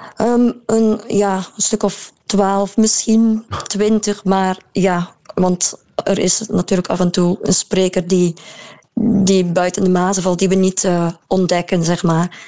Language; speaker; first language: Dutch; native; Dutch